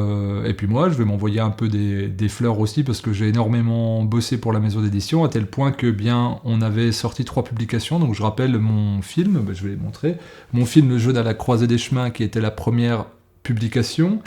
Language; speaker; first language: French; native; French